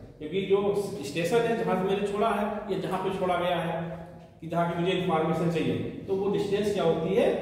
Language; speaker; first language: Hindi; native; Hindi